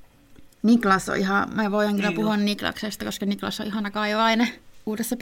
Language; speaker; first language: Finnish; native; Finnish